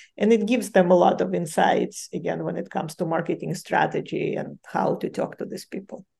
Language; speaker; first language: English; non-native, fluent; Ukrainian